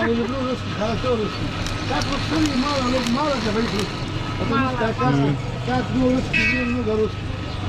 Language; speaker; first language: Russian; non-native, learner; Arabic